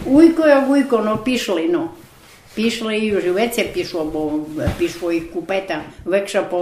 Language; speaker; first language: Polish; non-native, local second language; Rusyn